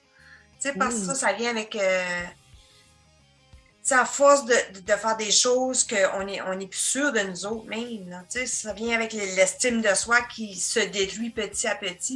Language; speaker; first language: French; native; French